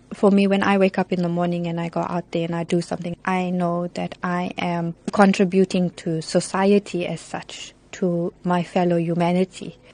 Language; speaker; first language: English; native; English